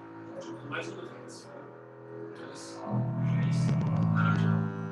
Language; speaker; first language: Portuguese; non-native, learner; English